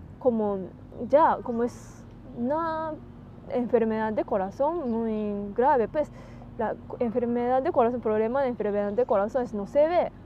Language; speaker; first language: Spanish; non-native, learner; Japanese